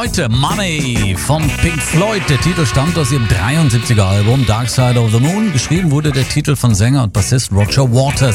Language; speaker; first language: German; native; German